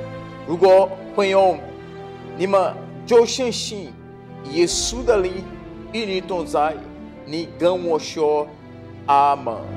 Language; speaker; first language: Chinese; non-native, learner; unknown